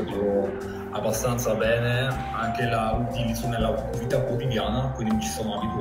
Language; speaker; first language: Italian; non-native, local second language; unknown